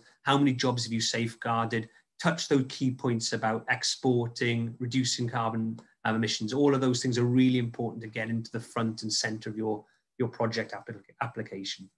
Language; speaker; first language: English; native; English